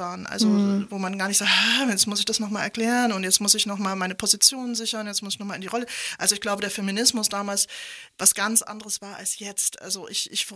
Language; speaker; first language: German; native; German